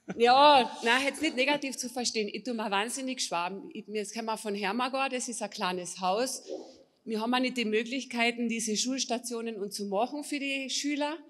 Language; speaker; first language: German; non-native, fluent; Polish